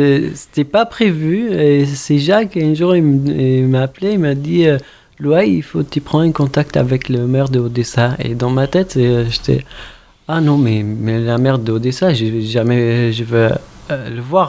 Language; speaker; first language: French; non-native, fluent; Arabic